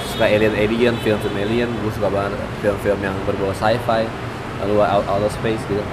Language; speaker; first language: Indonesian; native; Indonesian